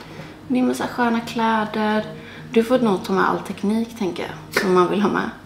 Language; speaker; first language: Swedish; native; Swedish